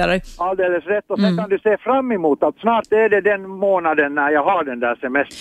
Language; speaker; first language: Swedish; non-native, fluent; Finnish